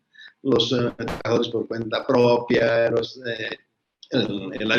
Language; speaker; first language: Spanish; native; Spanish